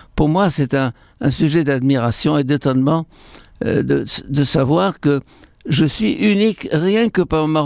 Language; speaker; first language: French; non-native, fluent; Arabic